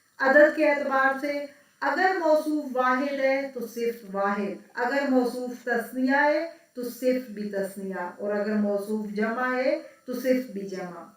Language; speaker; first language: Urdu; native; Urdu